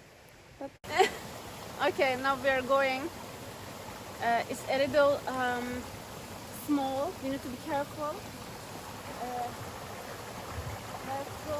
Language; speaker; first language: English; non-native, learner; Turkish